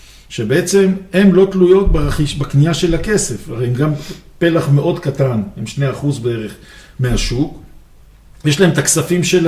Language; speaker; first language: Hebrew; native; Hebrew